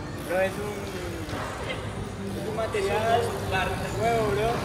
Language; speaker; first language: Spanish; non-native, learner; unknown